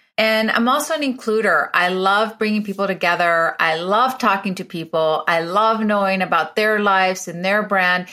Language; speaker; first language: English; early bilingual, other home language; Spanish